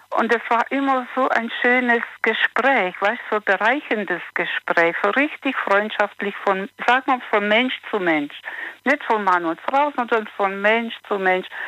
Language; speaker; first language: German; native; German